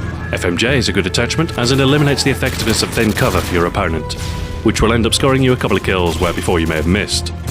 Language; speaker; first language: English; native; English